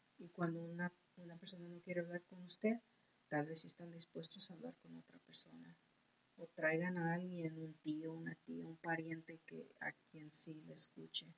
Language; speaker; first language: Spanish; early bilingual, heritage; Spanish